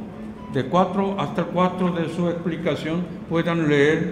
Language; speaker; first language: Spanish; non-native, learner; Korean